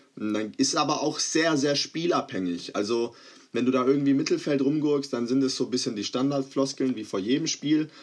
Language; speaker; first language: German; early bilingual, other home language; Croatian